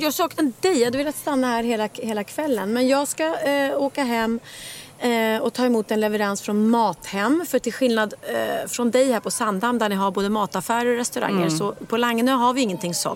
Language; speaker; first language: Swedish; native; Swedish